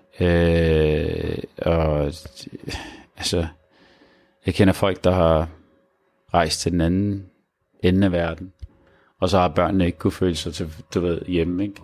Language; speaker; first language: Danish; early bilingual, other home language; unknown